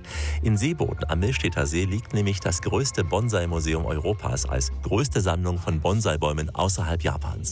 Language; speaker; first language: German; native; German